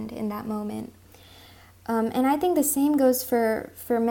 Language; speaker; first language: English; early bilingual, other home language; Hindi